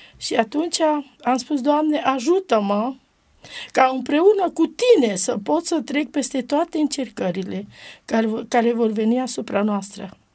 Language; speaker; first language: Romanian; non-native, local second language; Romany